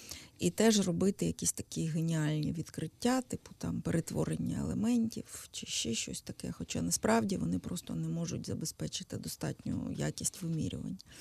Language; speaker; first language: Ukrainian; native; Ukrainian